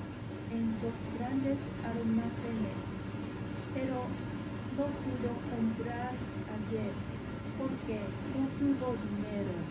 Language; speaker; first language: Spanish; non-native, learner; Japanese